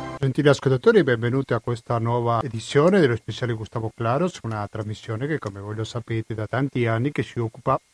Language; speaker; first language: Italian; non-native, fluent; Spanish